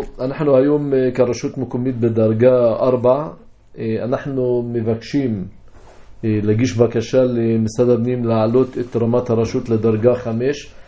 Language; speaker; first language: Hebrew; non-native, local second language; Arabic